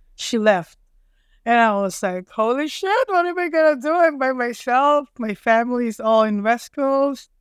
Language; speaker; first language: English; non-native, local second language; Filipino